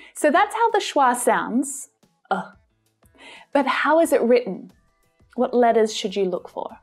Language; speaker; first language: English; native; English